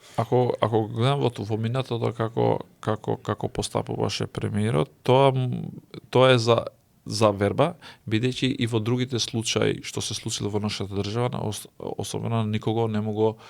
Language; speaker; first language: Macedonian; non-native, local second language; Albanian